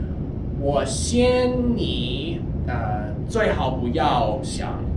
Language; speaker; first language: Chinese; non-native, learner; English